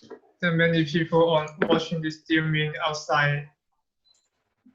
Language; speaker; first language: English; non-native, fluent; Chinese